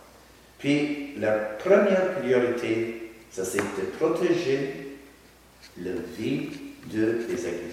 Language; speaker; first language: French; non-native, learner; English